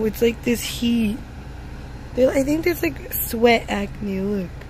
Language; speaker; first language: English; early bilingual, other home language; Spanish